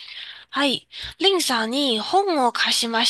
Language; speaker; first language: Japanese; non-native, fluent; Chinese